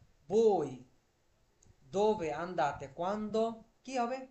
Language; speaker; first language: Italian; non-native, fluent; Bangla